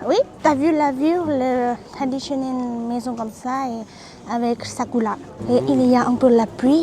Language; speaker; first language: French; non-native, learner; Thai